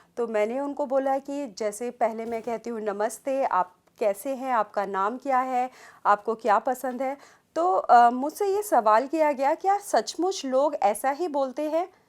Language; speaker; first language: Hindi; native; Hindi